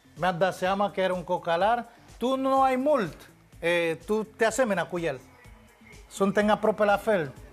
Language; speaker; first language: Romanian; non-native, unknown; Spanish